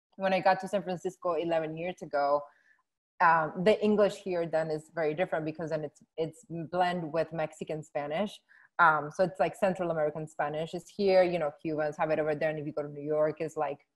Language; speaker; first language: English; non-native, fluent; Spanish